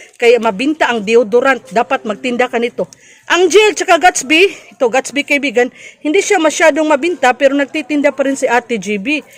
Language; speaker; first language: Filipino; non-native, local second language; Cebuano